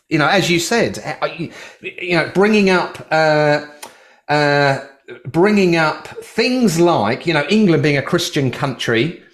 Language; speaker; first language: English; native; English